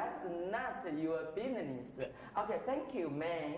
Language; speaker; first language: English; non-native, fluent; Chinese